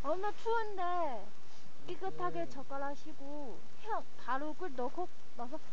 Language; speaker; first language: Korean; non-native, fluent; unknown